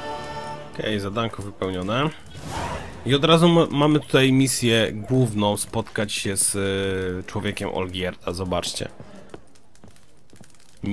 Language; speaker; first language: Polish; native; Polish